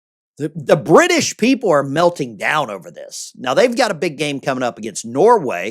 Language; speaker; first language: English; native; English